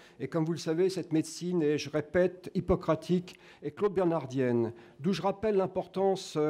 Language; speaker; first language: French; native; French